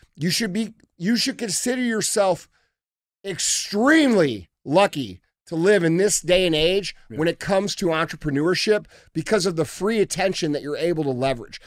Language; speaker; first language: English; native; English